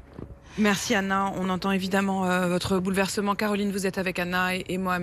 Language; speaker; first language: French; native; French